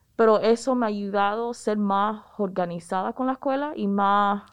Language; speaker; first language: Spanish; early bilingual, heritage; Spanish